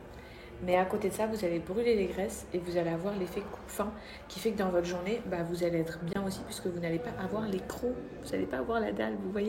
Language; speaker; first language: French; native; French